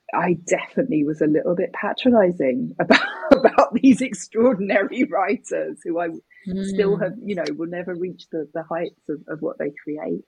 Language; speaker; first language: English; native; English